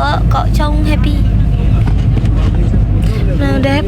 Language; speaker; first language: Vietnamese; non-native, learner; Indonesian